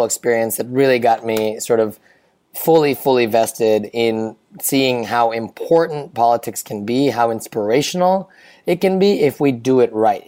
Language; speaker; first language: English; native; English